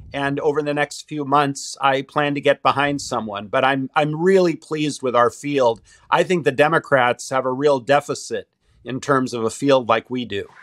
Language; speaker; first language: English; native; English